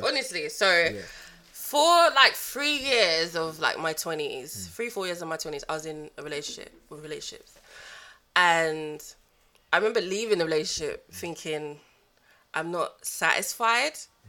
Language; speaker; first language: English; native; English